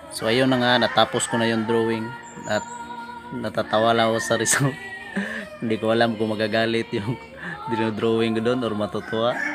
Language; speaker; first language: Filipino; non-native, local second language; Cebuano